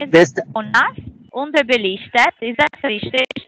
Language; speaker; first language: German; non-native, fluent; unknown